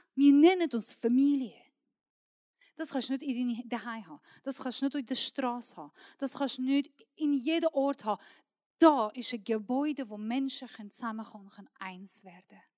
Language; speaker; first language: German; non-native, fluent; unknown